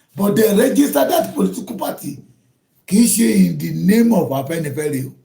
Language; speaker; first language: English; non-native, local second language; Yoruba